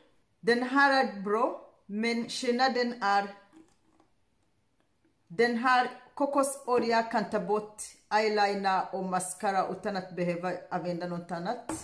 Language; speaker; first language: Swedish; non-native, learner; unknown